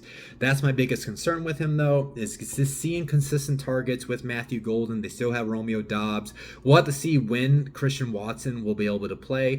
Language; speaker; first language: English; native; English